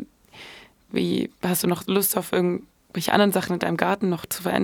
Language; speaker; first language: German; native; German